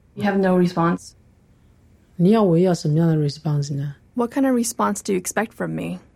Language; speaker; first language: English; early bilingual, other home language; Chinese